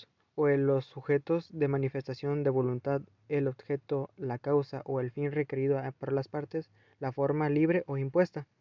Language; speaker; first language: Spanish; native; Spanish